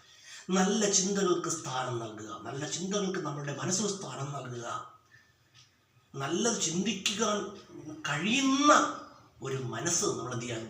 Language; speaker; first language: Malayalam; native; Malayalam